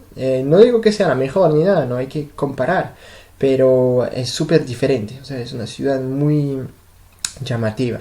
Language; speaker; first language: Spanish; non-native, fluent; French